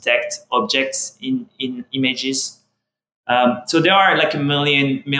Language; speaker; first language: English; non-native, fluent; French